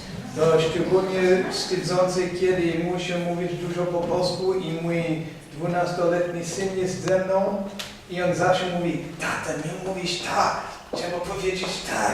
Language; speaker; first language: Polish; non-native, learner; English